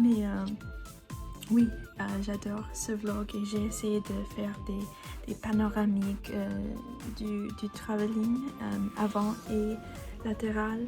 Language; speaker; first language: French; non-native, learner; English